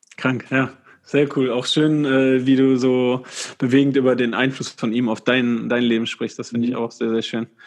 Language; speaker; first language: German; native; German